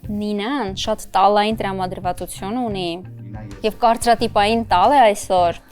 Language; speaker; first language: Armenian; native; Armenian